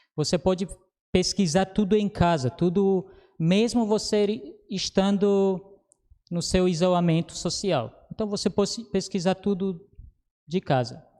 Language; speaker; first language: Portuguese; non-native, fluent; Croatian